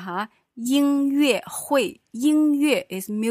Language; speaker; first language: English; non-native, fluent; Chinese